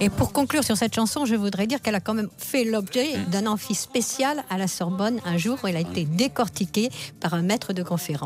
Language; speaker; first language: French; native; French